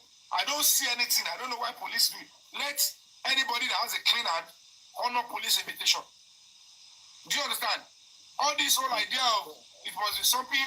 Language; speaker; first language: English; non-native, local second language; Yoruba